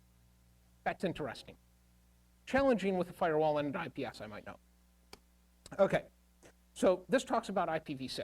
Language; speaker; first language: English; native; English